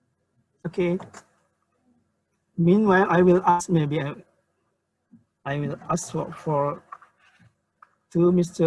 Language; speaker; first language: English; non-native, learner; Indonesian